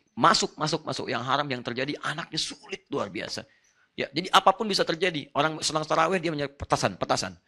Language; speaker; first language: Indonesian; non-native, fluent; Arabic